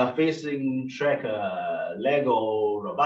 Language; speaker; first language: English; non-native, learner; Chinese